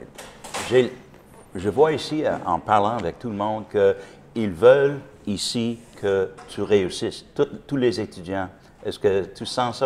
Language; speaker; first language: French; non-native, fluent; English